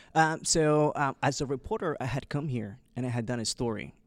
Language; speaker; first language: English; early bilingual, other home language; Chinese